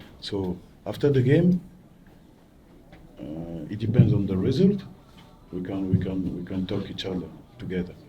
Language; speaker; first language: English; non-native, learner; French